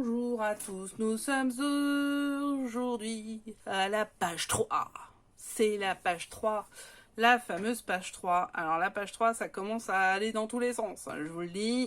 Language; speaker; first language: French; native; French